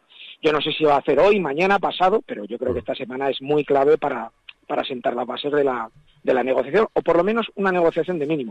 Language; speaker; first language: Spanish; native; Spanish